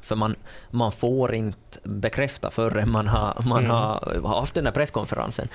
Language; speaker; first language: Swedish; native; Swedish